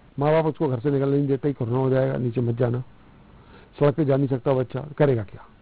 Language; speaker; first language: Hindi; non-native, local second language; Punjabi